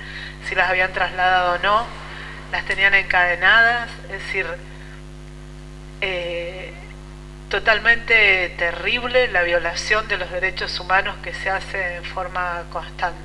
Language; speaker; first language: Spanish; native; Spanish